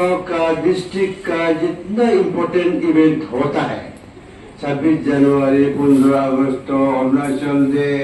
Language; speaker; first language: Hindi; non-native, local second language; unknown